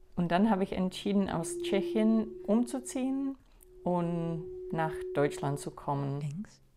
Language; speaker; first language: German; non-native, fluent; Czech